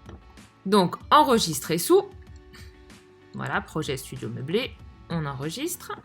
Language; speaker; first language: French; native; French